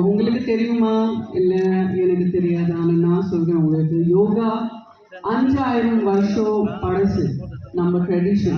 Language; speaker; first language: Tamil; non-native, fluent; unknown